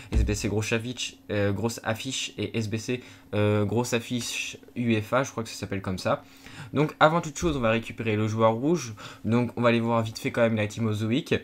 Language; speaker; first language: French; native; French